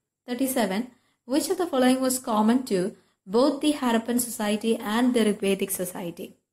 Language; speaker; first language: English; non-native, local second language; Malayalam